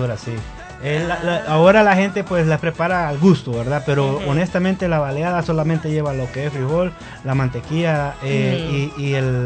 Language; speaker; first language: Spanish; native; Spanish